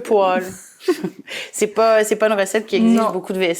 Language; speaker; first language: French; native; French